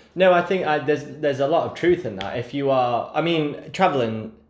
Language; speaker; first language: English; native; English